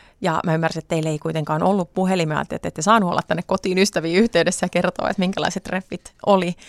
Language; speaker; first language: Finnish; native; Finnish